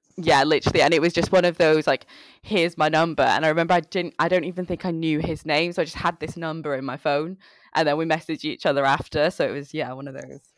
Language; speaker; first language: English; early bilingual, other home language; Bangla